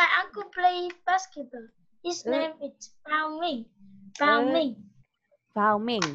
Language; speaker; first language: English; non-native, learner; Vietnamese